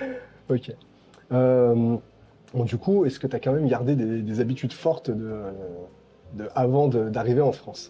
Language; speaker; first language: French; native; French